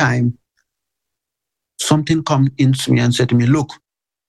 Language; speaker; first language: English; non-native, local second language; Mandingo